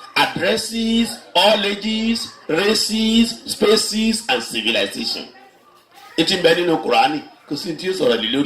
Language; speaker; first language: English; non-native, local second language; Yoruba